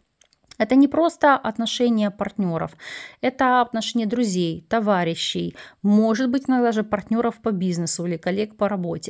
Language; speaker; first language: Russian; native; Russian